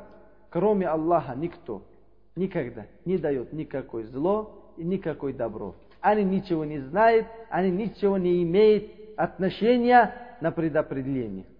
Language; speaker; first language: Russian; non-native, learner; Uzbek